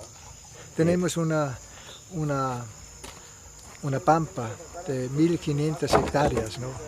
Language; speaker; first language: Spanish; non-native, fluent; Italian